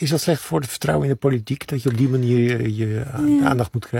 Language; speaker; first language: Dutch; native; Dutch